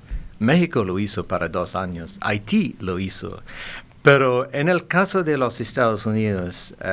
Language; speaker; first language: Spanish; non-native, fluent; English